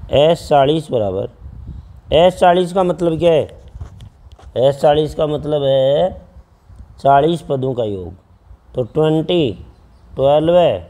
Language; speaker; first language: Hindi; native; Hindi